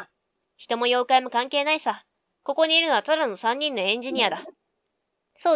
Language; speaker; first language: Japanese; native; Japanese